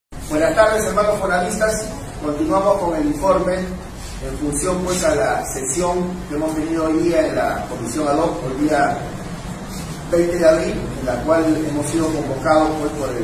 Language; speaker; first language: Spanish; native; Spanish